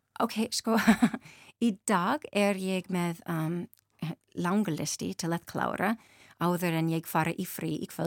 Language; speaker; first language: Icelandic; non-native, learner; English